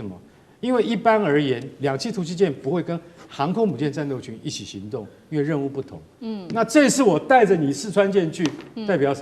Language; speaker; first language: Chinese; native; Chinese